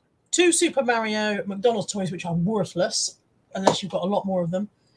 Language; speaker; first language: English; native; English